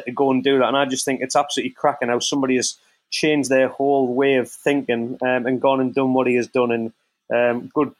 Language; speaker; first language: English; native; English